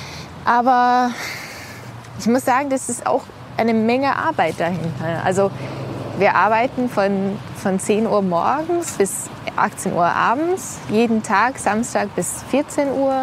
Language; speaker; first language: German; non-native, fluent; English